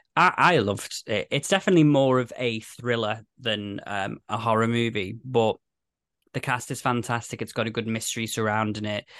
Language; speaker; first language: English; native; English